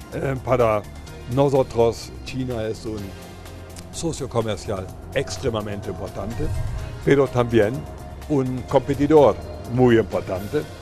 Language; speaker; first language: Spanish; non-native, fluent; German